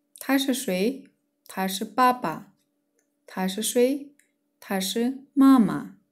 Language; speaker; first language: Chinese; non-native, fluent; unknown